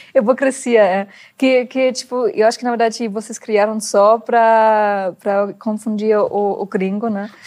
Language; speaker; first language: Portuguese; non-native, fluent; German